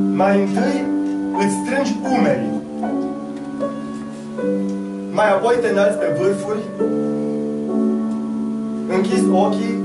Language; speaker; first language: Romanian; native; Romanian